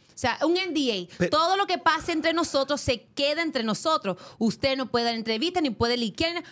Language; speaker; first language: Spanish; early bilingual, heritage; Spanish